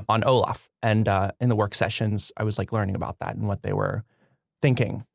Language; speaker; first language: English; native; English